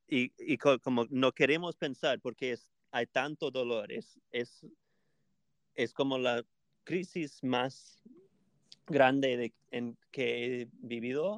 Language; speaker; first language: Spanish; non-native, fluent; English